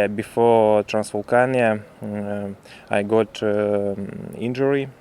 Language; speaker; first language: English; non-native, learner; Russian